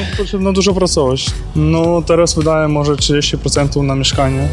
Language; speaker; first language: Polish; non-native, learner; Ukrainian